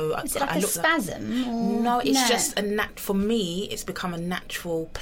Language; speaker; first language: English; native; English